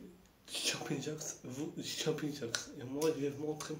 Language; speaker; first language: French; non-native, fluent; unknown